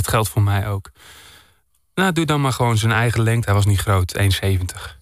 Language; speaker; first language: Dutch; native; Dutch